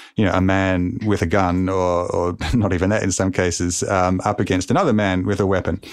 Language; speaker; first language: English; native; English